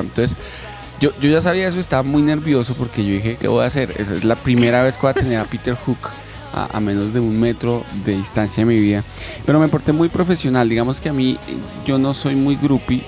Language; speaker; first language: Spanish; native; Spanish